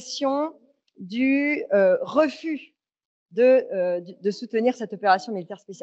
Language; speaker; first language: French; native; French